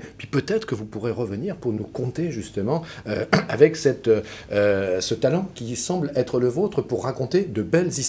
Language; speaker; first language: French; native; French